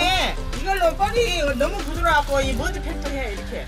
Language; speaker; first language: Korean; native; Korean